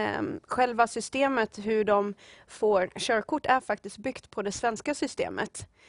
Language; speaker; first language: Swedish; native; Swedish